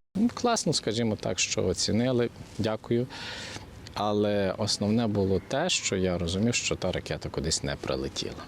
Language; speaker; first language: Ukrainian; native; Ukrainian